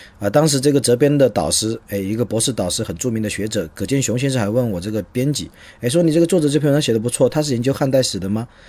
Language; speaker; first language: Chinese; native; Chinese